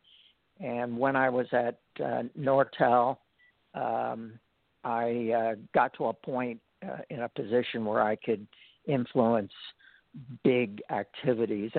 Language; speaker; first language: English; native; English